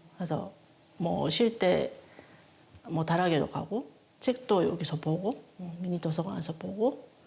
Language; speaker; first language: Korean; non-native, fluent; Japanese